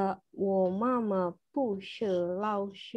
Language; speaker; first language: Chinese; non-native, learner; Indonesian